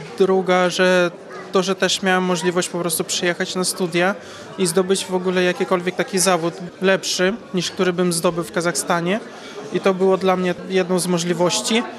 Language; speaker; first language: Polish; early bilingual, heritage; Polish